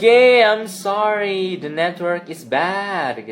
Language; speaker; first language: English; non-native, fluent; Indonesian